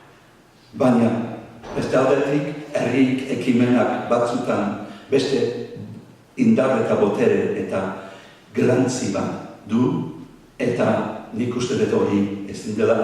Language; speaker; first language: Basque; non-native, fluent; English